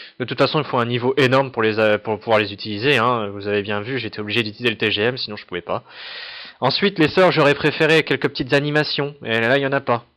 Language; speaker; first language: French; native; French